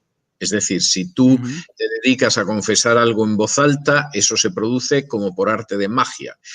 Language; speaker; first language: Spanish; native; Spanish